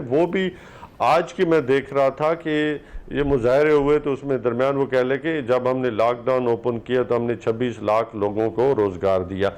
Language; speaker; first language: Urdu; non-native, local second language; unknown